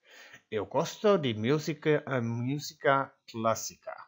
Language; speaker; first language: Portuguese; non-native, learner; Dutch